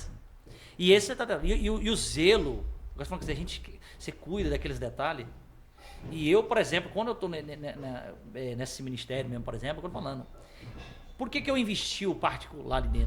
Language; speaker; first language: Portuguese; native; Portuguese